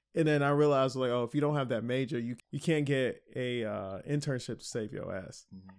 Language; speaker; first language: English; early bilingual, other home language; Haitian Creole